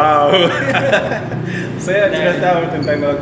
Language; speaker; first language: Indonesian; non-native, fluent; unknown